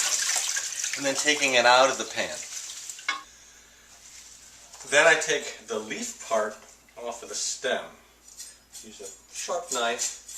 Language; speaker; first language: English; native; English